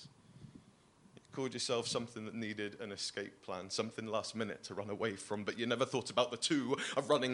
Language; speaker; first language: English; native; English